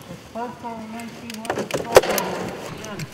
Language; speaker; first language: English; native; English